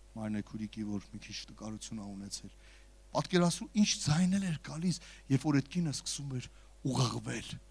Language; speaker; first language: Armenian; native; Armenian